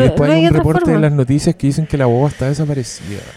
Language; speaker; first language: Spanish; native; Spanish